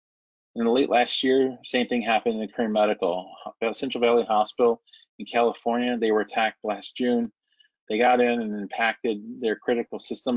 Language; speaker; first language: English; native; English